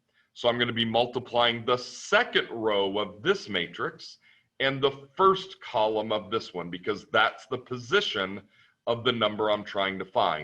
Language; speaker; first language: English; native; English